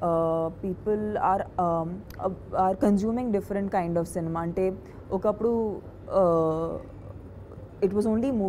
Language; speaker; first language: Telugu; non-native, fluent; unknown